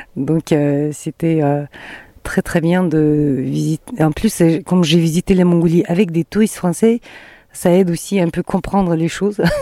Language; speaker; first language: French; non-native, fluent; Russian